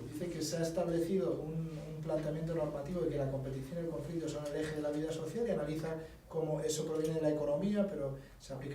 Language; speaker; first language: Spanish; native; Spanish